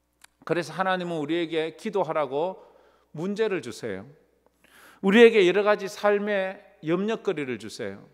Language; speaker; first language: Korean; native; Korean